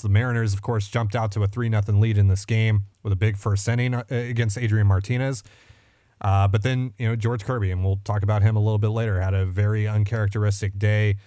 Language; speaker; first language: English; native; English